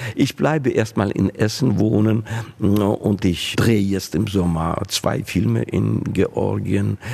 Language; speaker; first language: German; non-native, fluent; Georgian